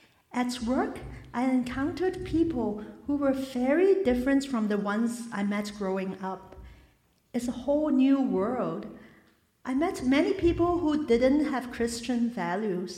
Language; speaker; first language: English; non-native, local second language; Cantonese